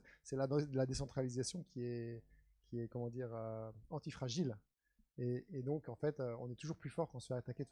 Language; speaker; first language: French; native; French